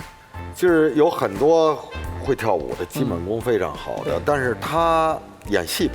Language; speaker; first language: Chinese; native; Chinese